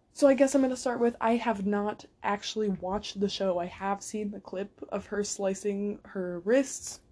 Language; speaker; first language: English; native; English